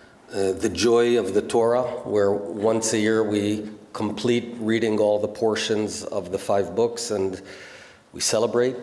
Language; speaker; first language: English; non-native, local second language; Hebrew